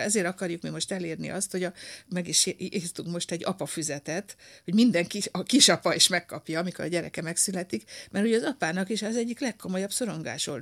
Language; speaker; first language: Hungarian; native; Hungarian